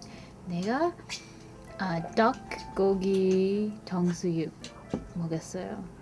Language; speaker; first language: Korean; non-native, learner; English